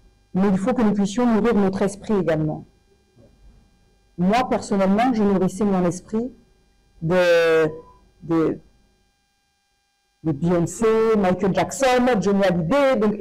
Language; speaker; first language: French; native; French